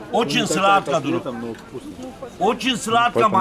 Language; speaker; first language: Russian; non-native, learner; Turkish